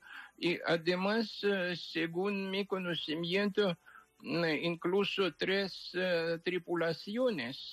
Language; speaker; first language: Spanish; non-native, fluent; Ukrainian